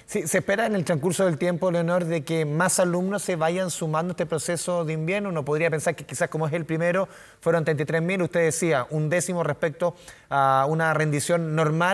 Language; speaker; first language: Spanish; native; Spanish